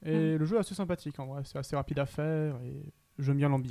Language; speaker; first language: French; native; French